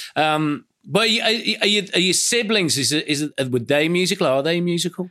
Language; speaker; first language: English; native; English